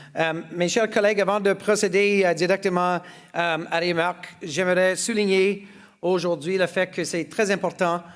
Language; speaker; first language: French; non-native, local second language; English